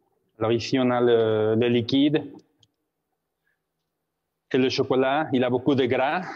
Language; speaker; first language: French; non-native, fluent; Spanish